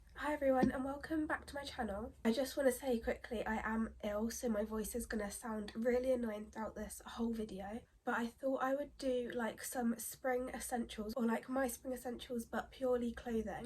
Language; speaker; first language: English; native; English